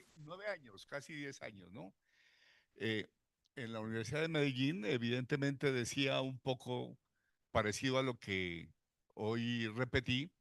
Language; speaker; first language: Spanish; native; Spanish